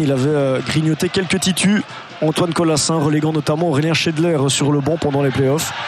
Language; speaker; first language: French; native; French